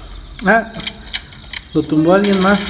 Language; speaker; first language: Spanish; native; Spanish